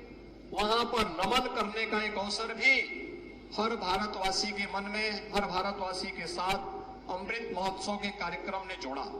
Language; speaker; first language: Hindi; native; Hindi